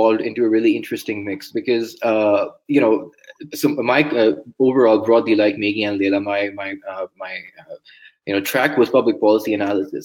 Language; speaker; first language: English; non-native, local second language; Urdu